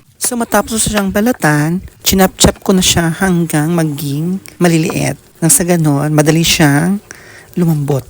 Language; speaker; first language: Filipino; native; Filipino